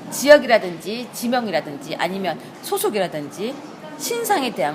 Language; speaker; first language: Korean; native; Korean